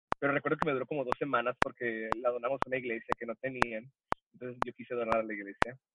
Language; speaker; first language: Spanish; early bilingual, heritage; Spanish